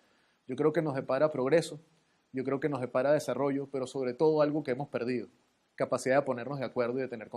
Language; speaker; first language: Spanish; native; Spanish